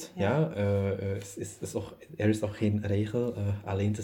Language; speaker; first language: Dutch; non-native, learner; German